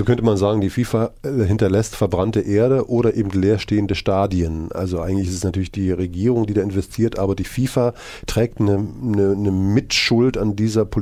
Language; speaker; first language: German; native; German